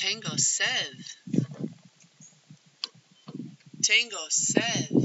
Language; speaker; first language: Spanish; non-native, fluent; English